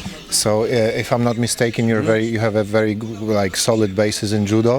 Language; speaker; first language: English; non-native, fluent; Polish